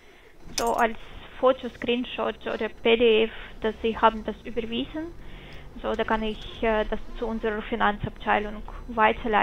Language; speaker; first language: German; non-native, fluent; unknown